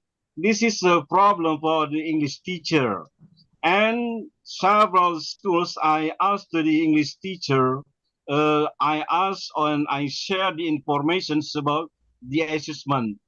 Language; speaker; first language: English; non-native, learner; Indonesian